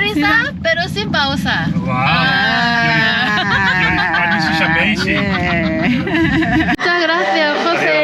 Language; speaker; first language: Spanish; non-native, learner; Korean